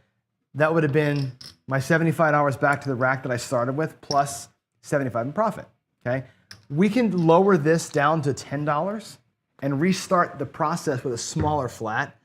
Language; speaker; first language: English; native; English